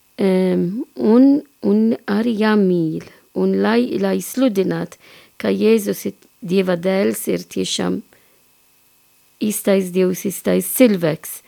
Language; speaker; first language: Latvian; non-native, fluent; Maltese